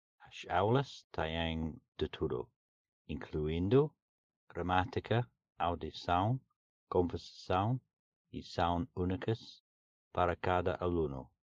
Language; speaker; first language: Portuguese; non-native, learner; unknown